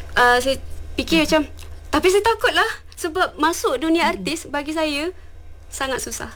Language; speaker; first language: Malay; non-native, local second language; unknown